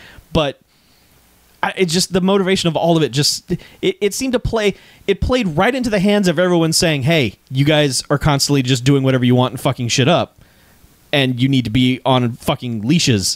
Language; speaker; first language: English; native; English